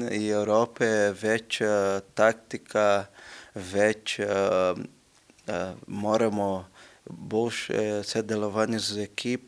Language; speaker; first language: Slovenian; non-native, learner; Portuguese